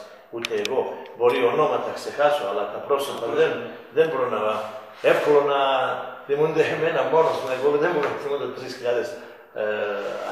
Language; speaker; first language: Greek; non-native, fluent; Serbian